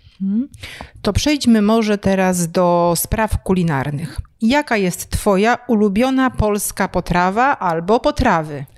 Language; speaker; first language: Polish; native; Polish